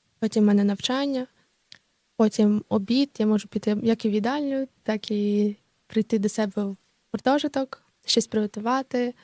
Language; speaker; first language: Ukrainian; native; Ukrainian